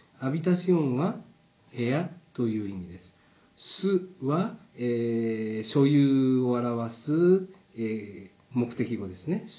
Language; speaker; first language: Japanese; native; Japanese